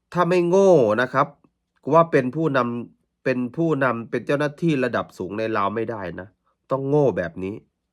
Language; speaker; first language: Thai; native; Thai